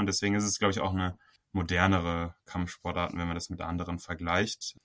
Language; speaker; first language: German; native; German